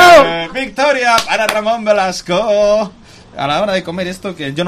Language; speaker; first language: Spanish; native; Spanish